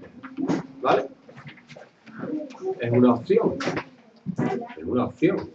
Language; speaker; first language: Spanish; native; Spanish